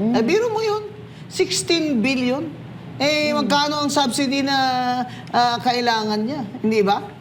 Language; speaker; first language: Filipino; non-native, local second language; Hiligaynon